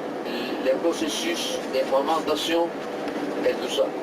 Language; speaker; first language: French; non-native, fluent; Spanish